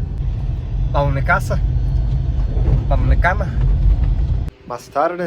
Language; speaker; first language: Spanish; non-native, learner; English